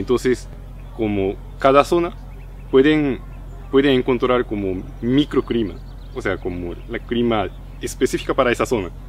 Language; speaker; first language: Spanish; non-native, fluent; Japanese